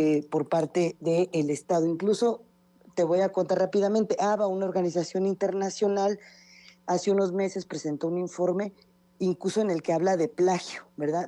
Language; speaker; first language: Spanish; native; Spanish